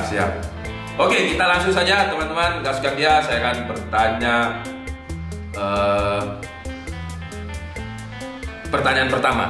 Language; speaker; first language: Indonesian; native; Indonesian